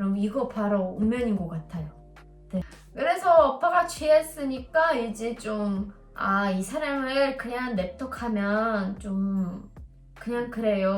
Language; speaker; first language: Korean; non-native, learner; Russian